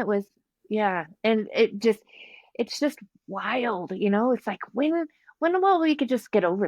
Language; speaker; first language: English; native; English